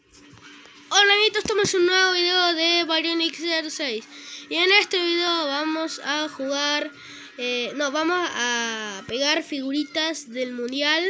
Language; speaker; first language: Spanish; native; Spanish